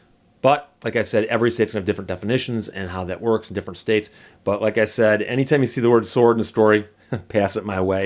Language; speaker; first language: English; native; English